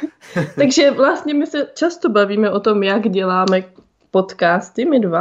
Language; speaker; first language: Czech; native; Czech